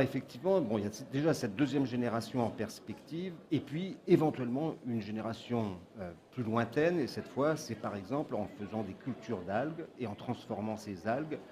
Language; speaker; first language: French; native; French